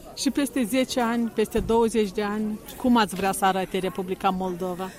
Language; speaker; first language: Romanian; native; Romanian